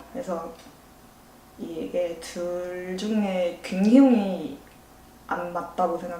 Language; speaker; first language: Korean; non-native, fluent; Chinese